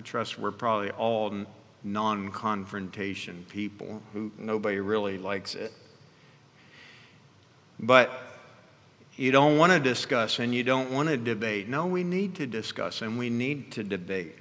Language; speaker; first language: English; native; English